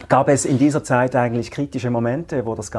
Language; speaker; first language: German; native; German